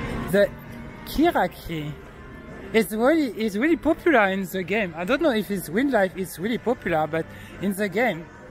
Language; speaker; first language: English; non-native, learner; French